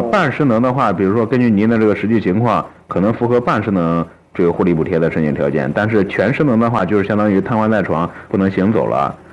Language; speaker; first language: Chinese; native; Chinese